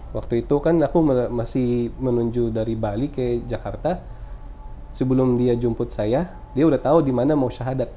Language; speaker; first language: Indonesian; non-native, fluent; Filipino